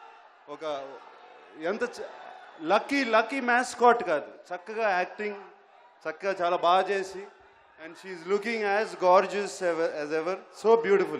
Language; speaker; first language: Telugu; native; Telugu